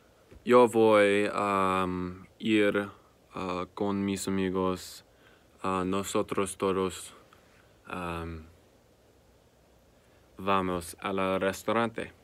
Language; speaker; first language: Spanish; non-native, learner; English